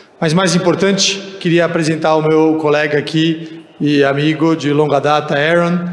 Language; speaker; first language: Portuguese; native; Portuguese